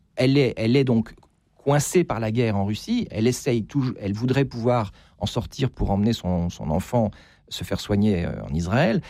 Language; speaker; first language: French; native; French